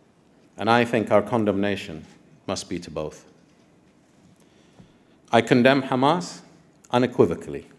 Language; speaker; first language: English; non-native, fluent; Arabic